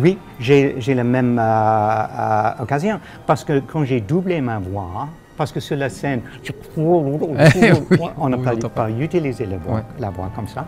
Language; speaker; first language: French; non-native, fluent; English